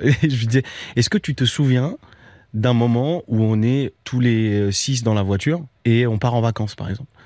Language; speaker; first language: French; native; French